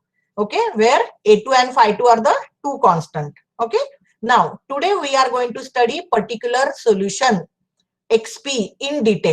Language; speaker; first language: English; non-native, local second language; Marathi